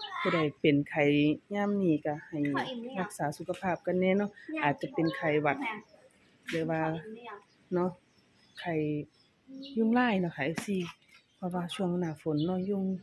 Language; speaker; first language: Thai; non-native, local second language; Lao